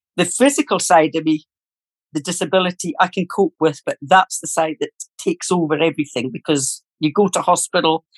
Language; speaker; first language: English; native; English